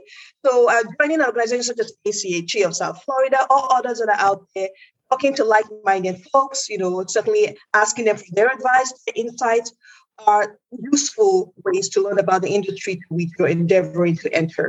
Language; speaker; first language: English; non-native, local second language; Yoruba